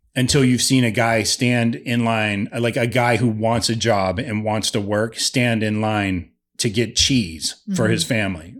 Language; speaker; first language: English; native; English